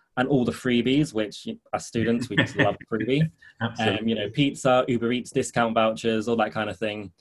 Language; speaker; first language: English; early bilingual, heritage; English